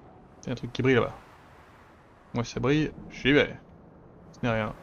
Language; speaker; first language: French; native; French